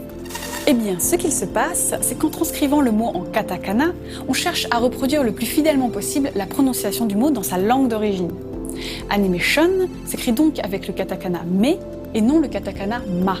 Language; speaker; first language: French; native; French